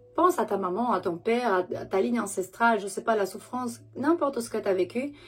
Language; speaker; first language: French; non-native, fluent; Romanian